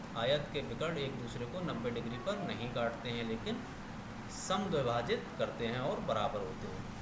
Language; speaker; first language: Hindi; native; Hindi